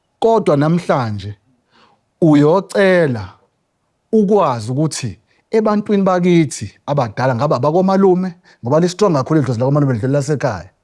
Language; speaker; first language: Zulu; native; Zulu